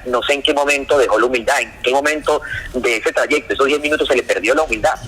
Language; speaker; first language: Spanish; native; Spanish